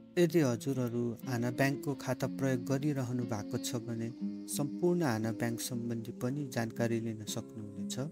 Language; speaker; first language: Nepali; native; Nepali